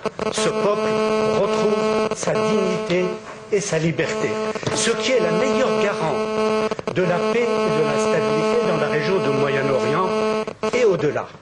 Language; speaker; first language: French; native; French